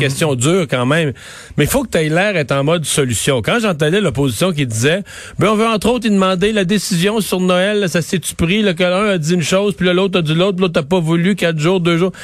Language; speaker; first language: French; native; French